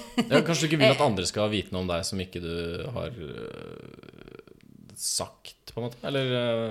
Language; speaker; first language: Norwegian; native; Norwegian